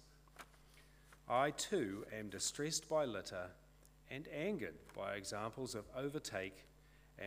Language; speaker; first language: English; native; English